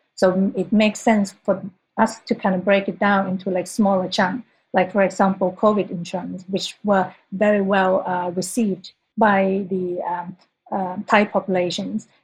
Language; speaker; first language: English; non-native, fluent; Thai